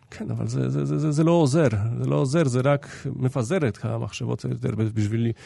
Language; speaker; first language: Hebrew; non-native, fluent; Polish